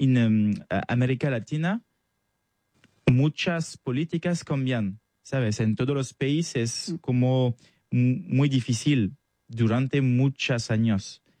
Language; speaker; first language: Spanish; non-native, learner; French